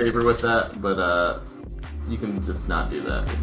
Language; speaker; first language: English; native; English